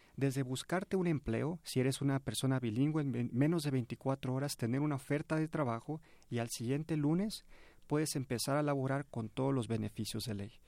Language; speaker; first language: Spanish; early bilingual, heritage; Spanish